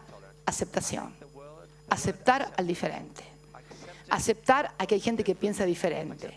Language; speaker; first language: Spanish; native; Spanish